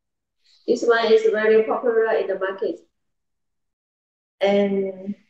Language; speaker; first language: English; non-native, learner; Chinese